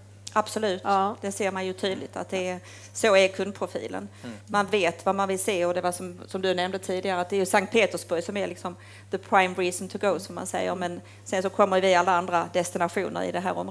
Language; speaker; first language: Swedish; native; Swedish